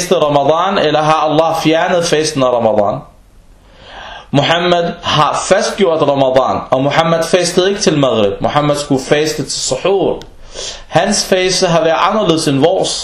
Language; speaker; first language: Danish; early bilingual, other home language; Arabic